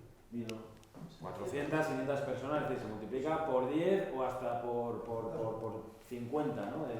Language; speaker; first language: Spanish; native; Spanish